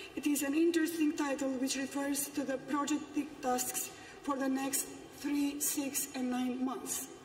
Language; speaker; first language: English; non-native, fluent; Macedonian